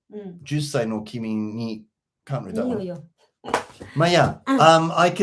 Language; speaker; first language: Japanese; non-native, fluent; English